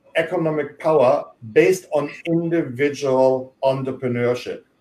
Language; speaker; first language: English; non-native, fluent; German